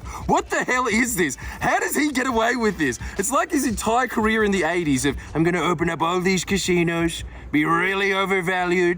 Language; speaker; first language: English; native; English